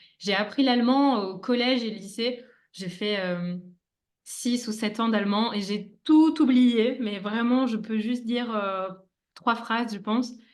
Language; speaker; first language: French; native; French